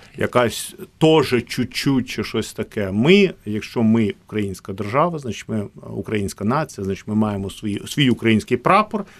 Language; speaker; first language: Ukrainian; non-native, local second language; Russian